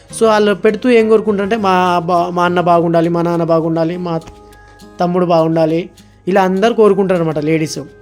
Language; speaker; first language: Telugu; non-native, local second language; Lambadi